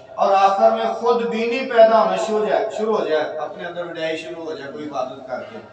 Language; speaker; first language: Urdu; non-native, local second language; Punjabi